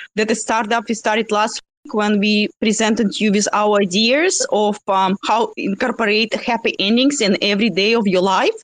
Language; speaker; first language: English; non-native, fluent; Russian